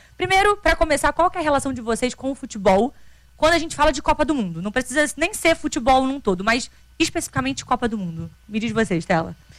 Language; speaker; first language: Portuguese; native; Portuguese